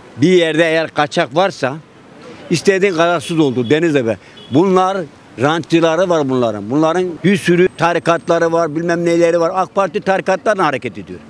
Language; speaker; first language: Turkish; native; Turkish